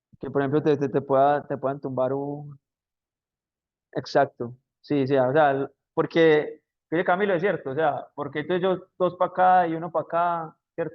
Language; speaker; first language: Spanish; native; Spanish